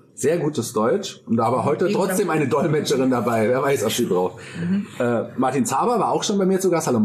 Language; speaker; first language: German; native; German